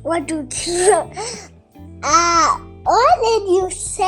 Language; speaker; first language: English; non-native, local second language; Jamaican Creole English